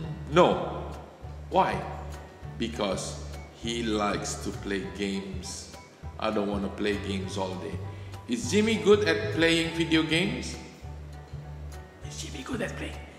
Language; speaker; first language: English; non-native, fluent; Indonesian